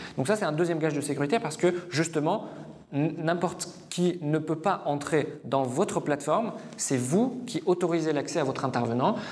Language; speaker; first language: French; non-native, fluent; Arabic